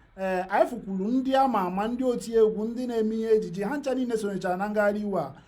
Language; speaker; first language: Igbo; native; Igbo